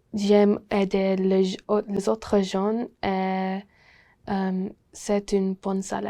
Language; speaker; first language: French; non-native, learner; English